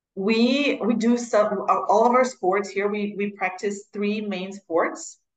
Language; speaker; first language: English; non-native, fluent; Portuguese